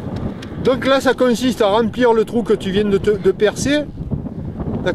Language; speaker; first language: French; native; French